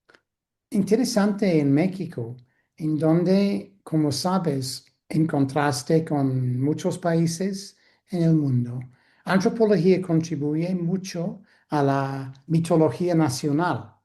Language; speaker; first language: Spanish; non-native, fluent; English